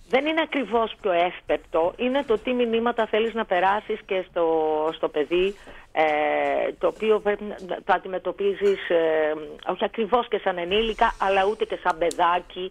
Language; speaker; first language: Greek; native; Greek